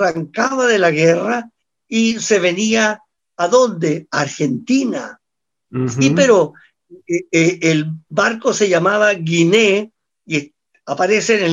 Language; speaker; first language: Spanish; early bilingual, other home language; Italian